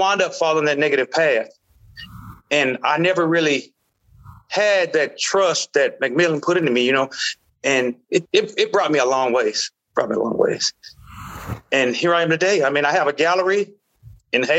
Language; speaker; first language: English; native; English